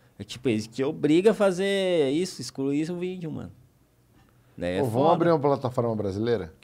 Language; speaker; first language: Portuguese; native; Portuguese